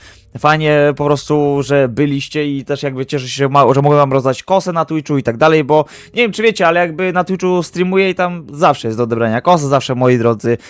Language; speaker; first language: Polish; native; Polish